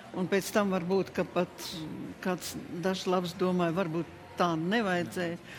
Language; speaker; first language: Latvian; native; Latvian